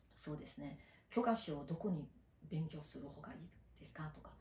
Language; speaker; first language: Japanese; non-native, fluent; Chinese